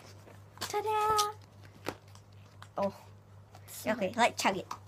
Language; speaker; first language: English; non-native, learner; Indonesian